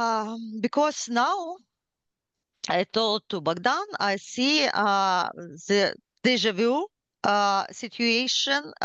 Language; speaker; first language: English; non-native, learner; Ukrainian